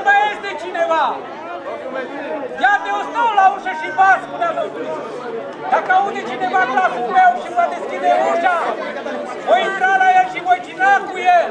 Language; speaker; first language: Romanian; native; Romanian